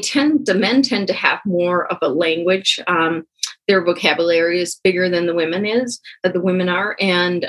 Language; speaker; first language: English; early bilingual, other home language; German